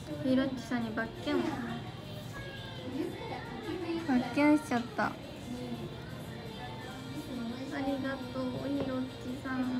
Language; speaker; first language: Japanese; native; Japanese